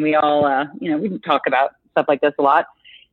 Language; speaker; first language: English; native; English